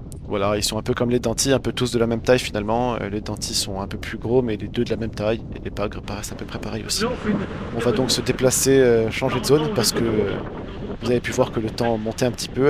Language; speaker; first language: French; native; French